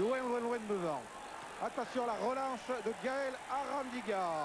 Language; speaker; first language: French; native; French